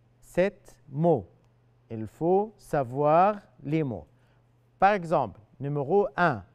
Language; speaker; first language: French; non-native, fluent; Arabic